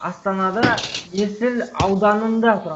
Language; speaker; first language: Kazakh; native; Kazakh